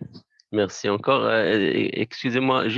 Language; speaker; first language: French; non-native, local second language; Arabic